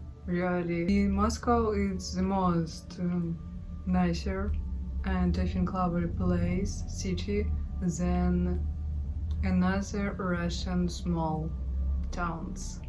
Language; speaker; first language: English; non-native, learner; Russian